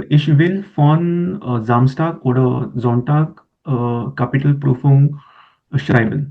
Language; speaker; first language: German; non-native, learner; Marathi